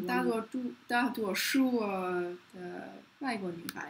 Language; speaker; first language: Chinese; non-native, learner; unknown